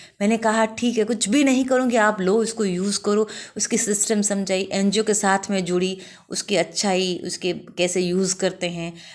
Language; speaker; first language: Hindi; non-native, local second language; Gujarati